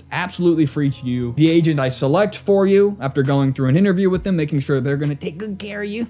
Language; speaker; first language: English; native; English